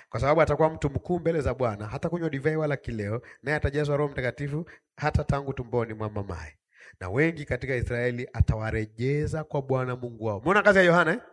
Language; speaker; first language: Swahili; native; Swahili